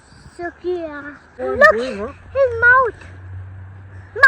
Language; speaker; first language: English; early bilingual, other home language; Urdu